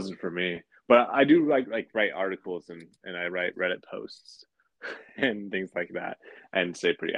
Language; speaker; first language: English; native; English